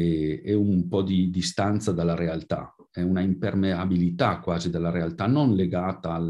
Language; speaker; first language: Italian; native; Italian